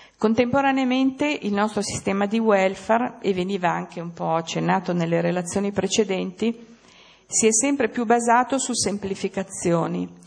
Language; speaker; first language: Italian; native; Italian